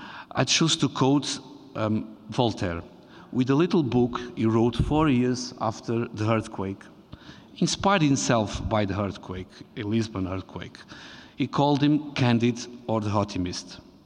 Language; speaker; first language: English; non-native, fluent; Portuguese